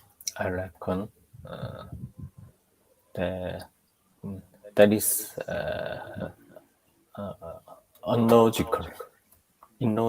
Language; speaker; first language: English; non-native, learner; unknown